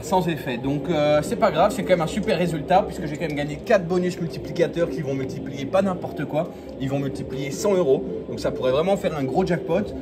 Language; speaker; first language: French; native; French